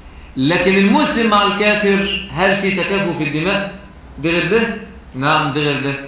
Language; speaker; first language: Arabic; native; Arabic